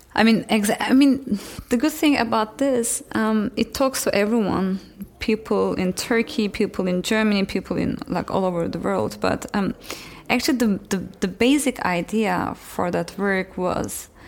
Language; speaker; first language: English; non-native, fluent; Turkish